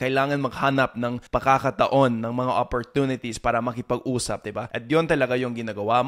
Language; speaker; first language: Filipino; non-native, fluent; English